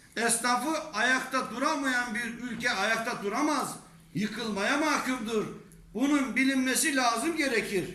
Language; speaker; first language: Turkish; native; Turkish